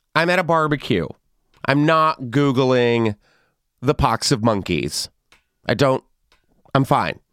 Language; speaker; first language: English; native; English